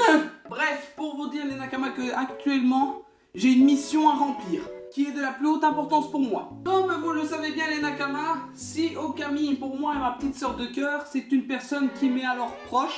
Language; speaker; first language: French; native; French